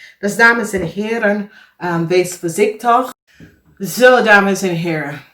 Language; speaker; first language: Dutch; non-native, fluent; English